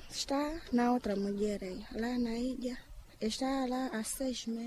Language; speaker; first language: Portuguese; non-native, local second language; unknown